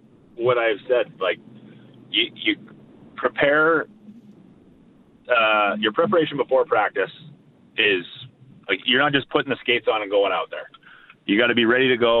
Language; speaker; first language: English; native; English